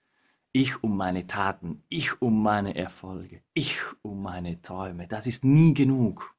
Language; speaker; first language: German; non-native, fluent; Spanish